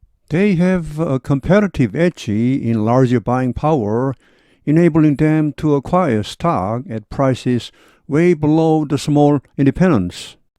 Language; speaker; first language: English; non-native, fluent; Korean